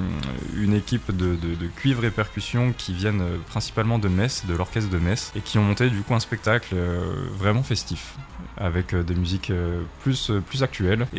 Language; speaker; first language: French; native; French